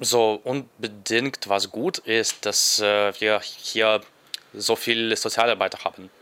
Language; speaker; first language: German; non-native, learner; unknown